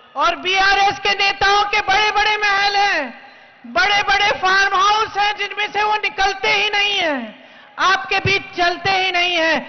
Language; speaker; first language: Hindi; native; Hindi